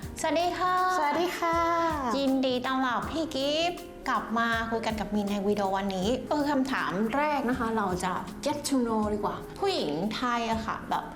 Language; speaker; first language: Thai; non-native, fluent; Vietnamese